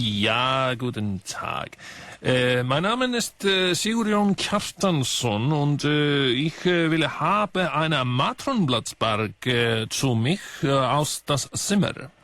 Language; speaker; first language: German; non-native, learner; Icelandic